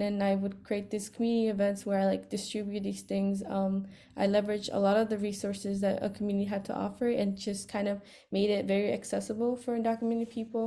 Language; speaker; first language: English; native; English